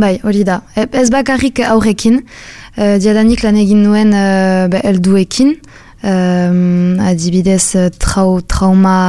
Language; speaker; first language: Basque; non-native, local second language; French